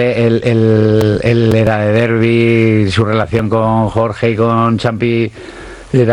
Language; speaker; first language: Spanish; native; Spanish